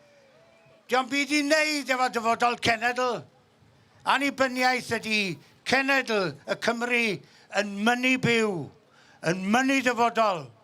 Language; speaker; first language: Welsh; native; Welsh